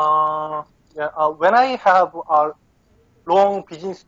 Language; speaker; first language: English; non-native, learner; Korean